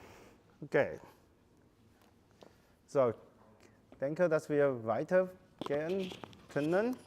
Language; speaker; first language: German; non-native, fluent; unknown